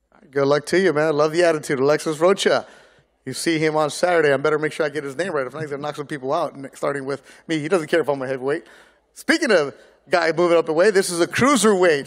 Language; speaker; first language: English; native; English